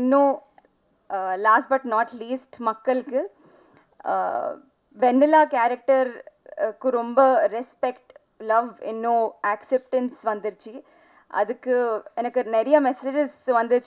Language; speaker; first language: Tamil; non-native, local second language; Telugu